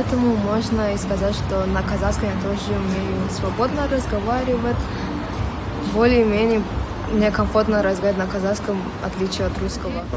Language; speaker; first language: Russian; non-native, local second language; English